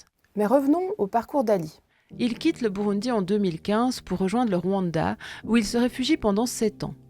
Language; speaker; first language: French; native; French